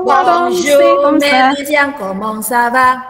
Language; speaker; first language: French; non-native, fluent; Indonesian